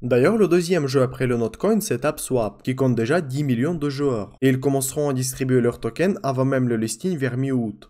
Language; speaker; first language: French; non-native, fluent; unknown